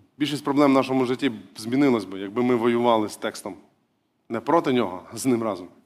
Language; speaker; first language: Ukrainian; non-native, local second language; Russian